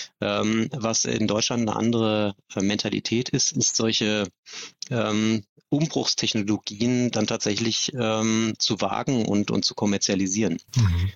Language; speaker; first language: German; native; German